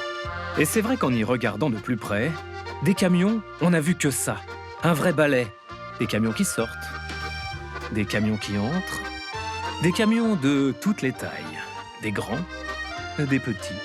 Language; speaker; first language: French; native; French